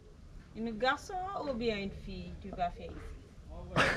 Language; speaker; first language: French; non-native, learner; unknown